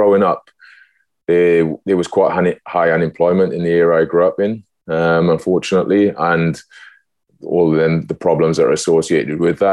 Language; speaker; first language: English; native; English